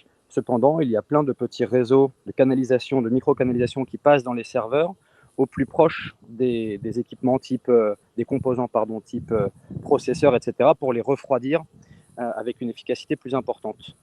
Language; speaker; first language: French; native; French